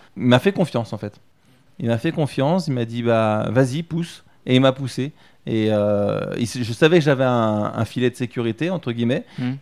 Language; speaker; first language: French; native; French